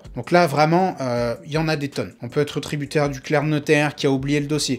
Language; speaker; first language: French; native; French